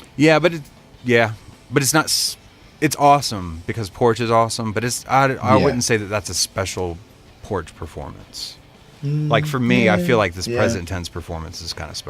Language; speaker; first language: English; native; English